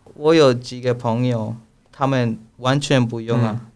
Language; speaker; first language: Chinese; non-native, learner; Spanish